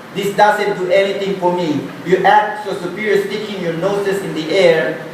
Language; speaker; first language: English; non-native, local second language; Filipino